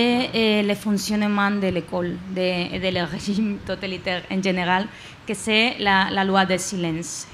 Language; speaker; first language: French; non-native, learner; Spanish